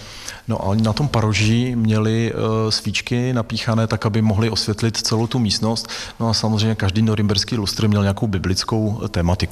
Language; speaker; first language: Czech; native; Czech